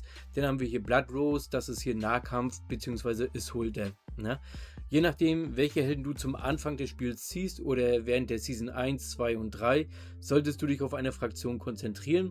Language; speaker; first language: German; native; German